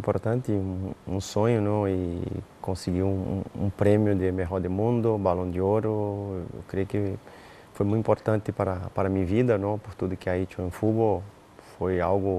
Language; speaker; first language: Spanish; non-native, learner; Portuguese